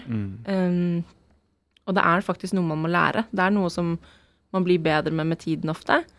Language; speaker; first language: Norwegian; native; Norwegian